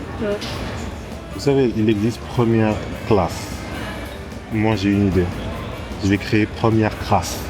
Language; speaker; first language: French; non-native, local second language; Wolof